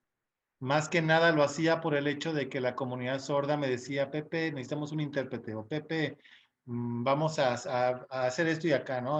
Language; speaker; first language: Spanish; native; Spanish